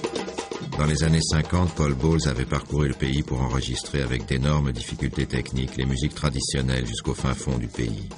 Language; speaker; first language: French; native; French